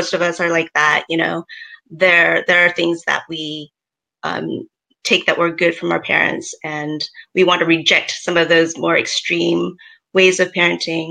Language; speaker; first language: English; native; English